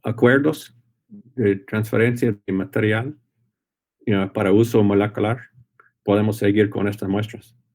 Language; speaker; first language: Spanish; non-native, fluent; English